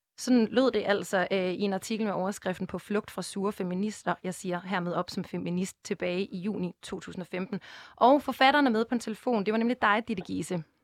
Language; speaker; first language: Danish; native; Danish